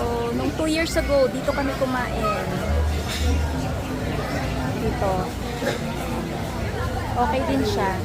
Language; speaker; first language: Filipino; non-native, local second language; Hiligaynon